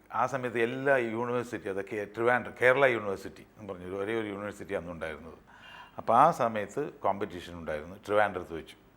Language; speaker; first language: Malayalam; native; Malayalam